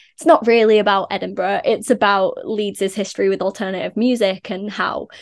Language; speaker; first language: English; native; English